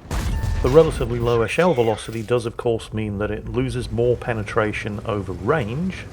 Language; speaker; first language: English; native; English